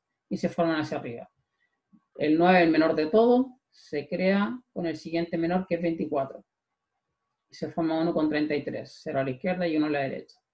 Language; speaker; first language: Spanish; native; Spanish